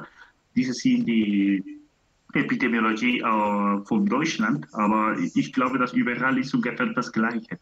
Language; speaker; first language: German; non-native, learner; Spanish